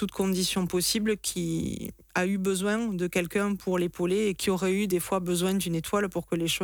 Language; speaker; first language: French; native; French